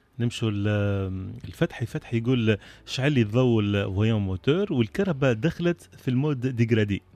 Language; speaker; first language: Arabic; native; Arabic